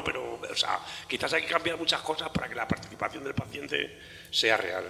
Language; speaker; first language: Spanish; native; Spanish